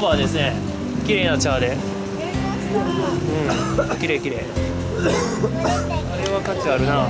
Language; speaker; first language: Japanese; native; Japanese